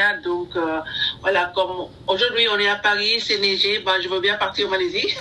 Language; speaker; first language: French; non-native, learner; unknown